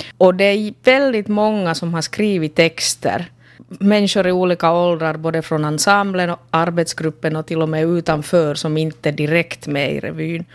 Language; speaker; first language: Swedish; native; Swedish